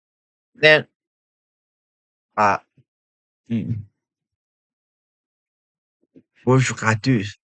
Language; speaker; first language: French; non-native, learner; Japanese